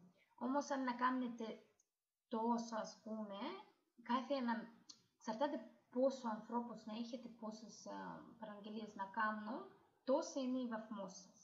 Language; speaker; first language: Greek; non-native, learner; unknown